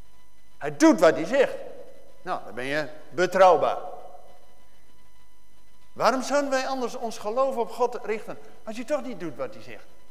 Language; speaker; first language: Dutch; native; Dutch